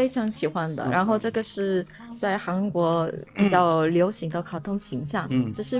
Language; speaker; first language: Chinese; non-native, fluent; Korean